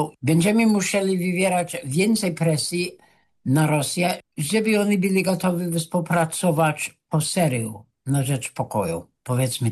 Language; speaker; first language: Polish; non-native, fluent; English